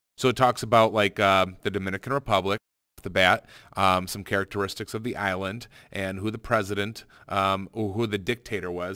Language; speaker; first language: English; native; English